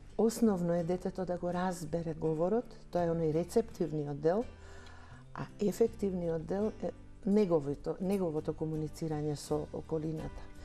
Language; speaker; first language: Macedonian; native; Macedonian